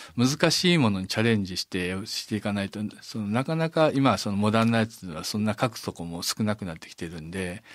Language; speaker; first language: Japanese; native; Japanese